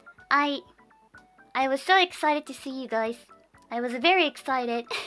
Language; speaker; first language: English; non-native, fluent; Japanese